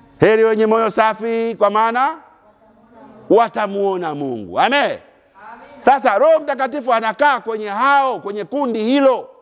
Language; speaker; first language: Swahili; native; Swahili